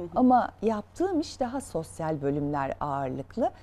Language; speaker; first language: Turkish; native; Turkish